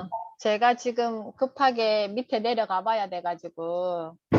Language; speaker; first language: Korean; native; Korean